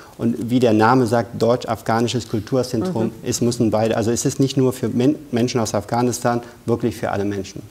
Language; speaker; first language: German; non-native, fluent; Persian